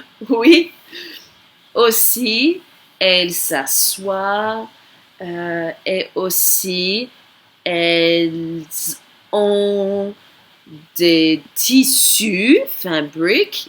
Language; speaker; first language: French; non-native, fluent; English